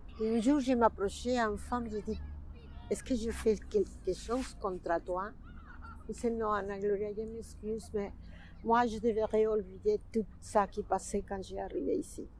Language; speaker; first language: French; non-native, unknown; Spanish